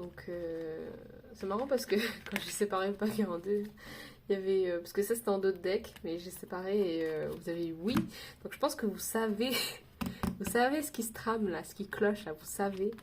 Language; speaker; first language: French; native; French